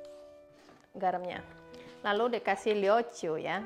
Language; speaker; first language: Indonesian; native; Indonesian